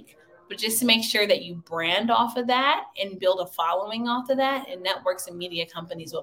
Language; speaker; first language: English; native; English